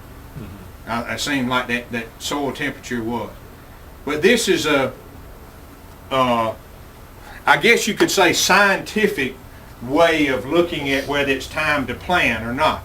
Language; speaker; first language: English; native; English